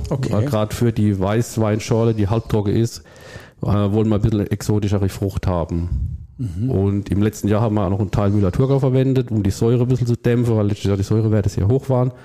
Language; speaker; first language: German; native; German